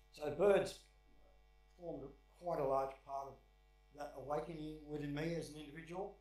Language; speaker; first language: English; native; English